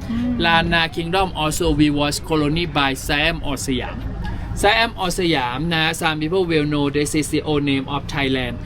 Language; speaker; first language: English; non-native, learner; Thai